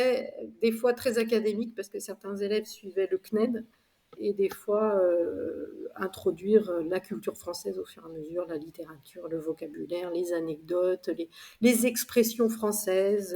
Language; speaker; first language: French; native; French